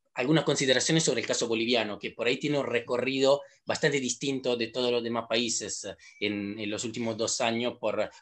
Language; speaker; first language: Spanish; non-native, fluent; Italian